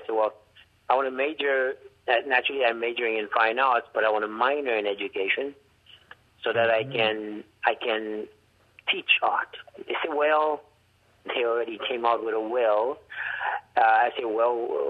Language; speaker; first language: English; non-native, fluent; Haitian Creole